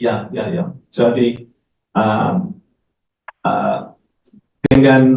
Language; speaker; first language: Indonesian; non-native, learner; English